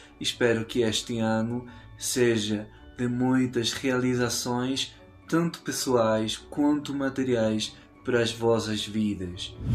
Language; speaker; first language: Portuguese; non-native, fluent; Spanish